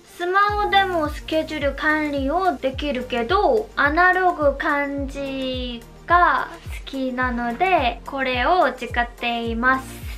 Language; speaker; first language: Japanese; non-native, learner; Korean